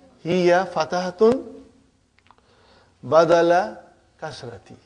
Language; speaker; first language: Arabic; non-native, fluent; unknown